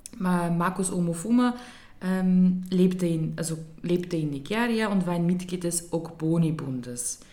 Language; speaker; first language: German; early bilingual, other home language; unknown